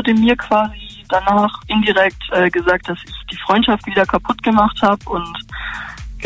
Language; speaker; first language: German; native; German